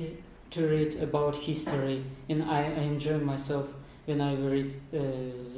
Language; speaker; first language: English; non-native, learner; Kazakh